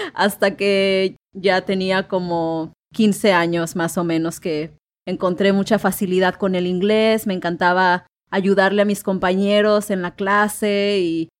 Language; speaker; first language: Spanish; native; Spanish